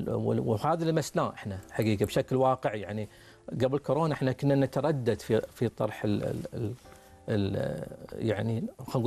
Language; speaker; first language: Arabic; native; Arabic